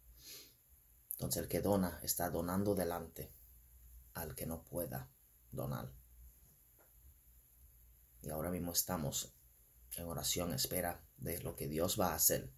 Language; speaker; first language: Spanish; non-native, fluent; English